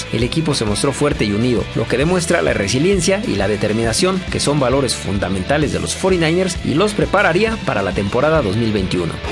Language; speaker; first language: Spanish; native; Spanish